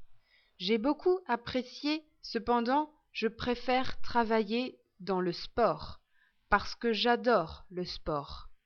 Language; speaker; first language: French; non-native, learner; English